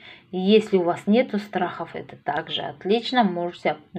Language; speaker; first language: Russian; non-native, local second language; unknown